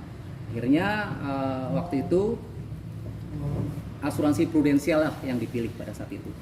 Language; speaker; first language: Indonesian; native; Indonesian